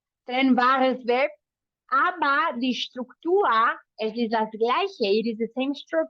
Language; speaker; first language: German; non-native, fluent; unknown